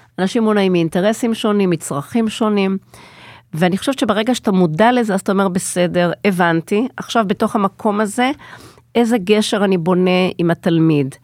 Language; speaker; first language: Hebrew; native; Hebrew